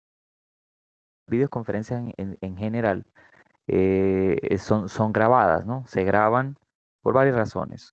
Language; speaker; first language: Spanish; native; Spanish